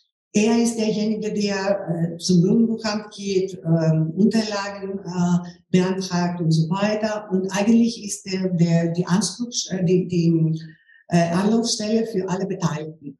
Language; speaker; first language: German; non-native, fluent; Greek